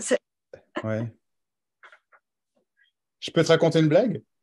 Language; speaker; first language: French; native; French